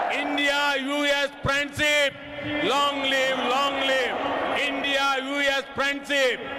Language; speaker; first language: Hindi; non-native, local second language; Gujarati